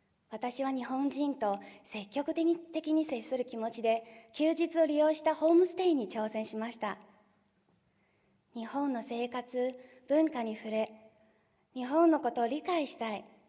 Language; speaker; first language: Japanese; non-native, fluent; Chinese